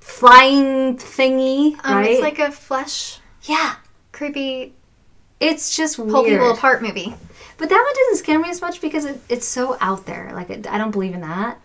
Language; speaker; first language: English; native; English